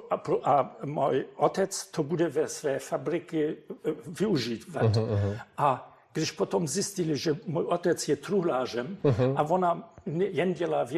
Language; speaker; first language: Czech; non-native, fluent; German